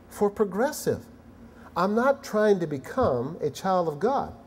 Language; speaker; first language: English; native; English